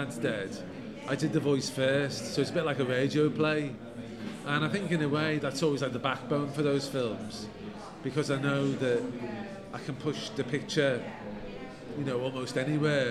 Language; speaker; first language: English; native; English